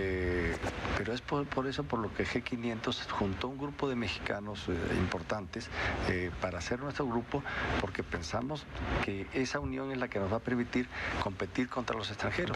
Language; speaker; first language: Spanish; native; Spanish